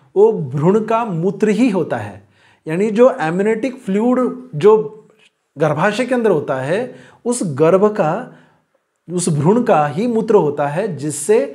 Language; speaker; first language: Hindi; non-native, local second language; Marathi